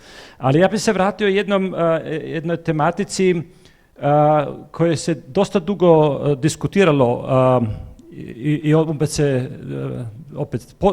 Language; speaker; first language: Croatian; non-native, fluent; German